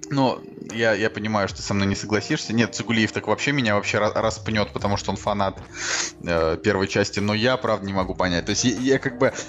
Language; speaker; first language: Russian; native; Russian